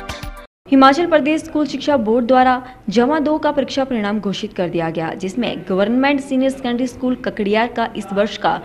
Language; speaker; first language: Hindi; native; Hindi